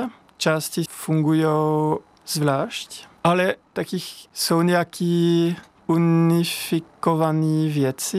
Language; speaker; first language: Czech; non-native, fluent; French